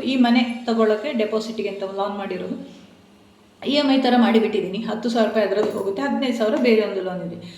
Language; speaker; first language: Kannada; non-native, local second language; Tulu